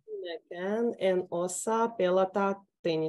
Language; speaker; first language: Finnish; non-native, learner; Russian